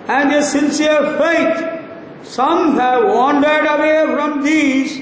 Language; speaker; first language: English; non-native, local second language; Tamil